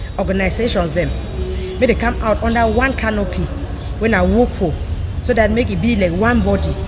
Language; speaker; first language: Nigerian Pidgin; native; Nigerian Pidgin